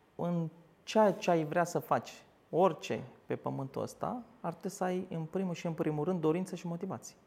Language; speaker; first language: Romanian; early bilingual, other home language; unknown